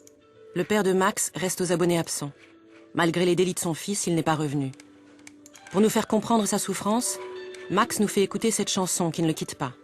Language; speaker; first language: French; native; French